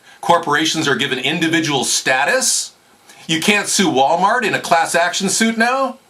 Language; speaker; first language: English; native; English